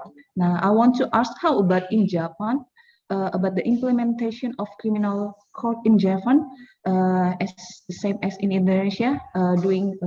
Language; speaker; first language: English; non-native, fluent; Indonesian